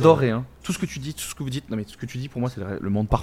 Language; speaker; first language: French; native; French